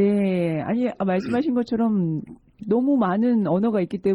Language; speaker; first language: Korean; native; Korean